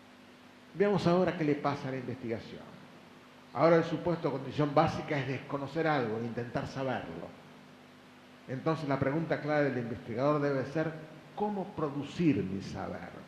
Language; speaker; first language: Spanish; native; Spanish